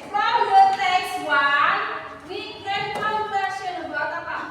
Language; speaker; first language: English; non-native, learner; Indonesian